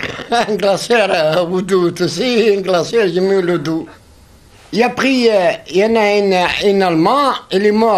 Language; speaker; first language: French; non-native, learner; Arabic